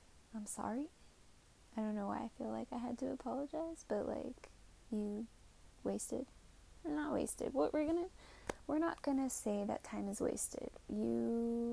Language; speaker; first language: English; native; English